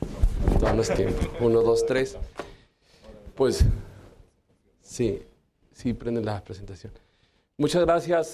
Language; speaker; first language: Spanish; native; Spanish